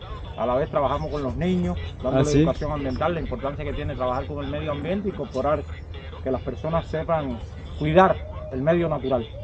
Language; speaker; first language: Spanish; native; Spanish